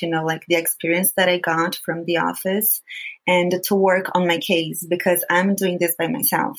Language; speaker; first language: English; non-native, fluent; Portuguese